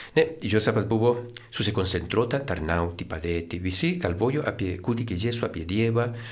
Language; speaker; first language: Lithuanian; non-native, fluent; Spanish